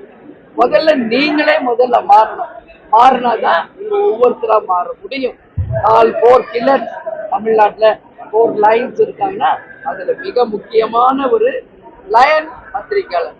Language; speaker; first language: Tamil; native; Tamil